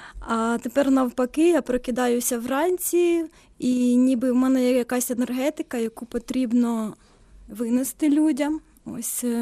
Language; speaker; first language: Ukrainian; non-native, local second language; Russian